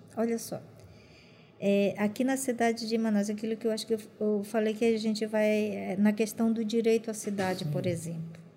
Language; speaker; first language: Portuguese; non-native, local second language; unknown